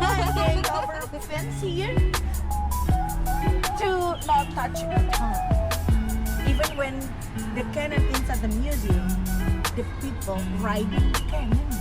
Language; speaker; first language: English; non-native, learner; Indonesian